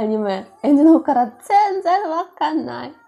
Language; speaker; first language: Japanese; non-native, learner; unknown